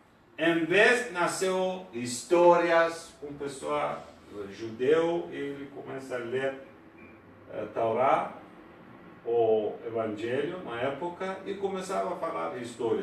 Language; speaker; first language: Portuguese; non-native, learner; Persian